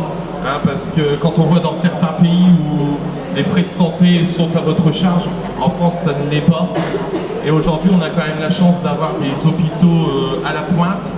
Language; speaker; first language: French; native; French